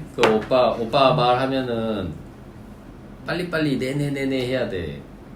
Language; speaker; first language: Korean; native; Korean